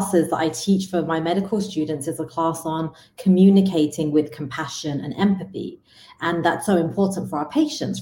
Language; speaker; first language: English; native; English